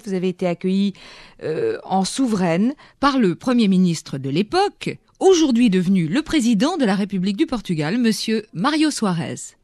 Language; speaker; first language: French; native; French